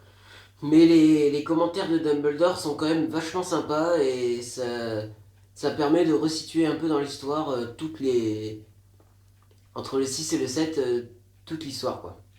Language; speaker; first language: French; native; French